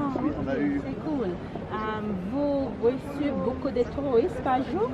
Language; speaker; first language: French; non-native, learner; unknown